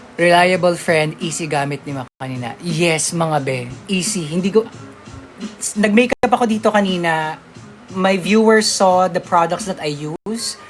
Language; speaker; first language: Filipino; native; Filipino